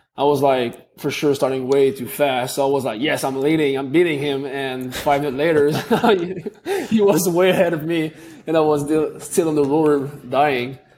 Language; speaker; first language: English; native; English